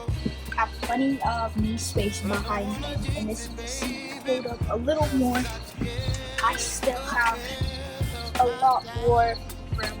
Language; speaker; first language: English; native; English